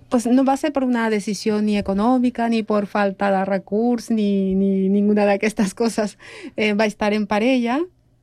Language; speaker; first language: Catalan; non-native, fluent; Spanish